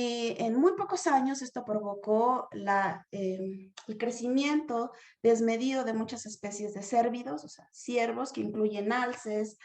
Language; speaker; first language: Spanish; native; Spanish